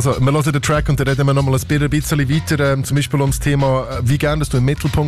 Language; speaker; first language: German; native; German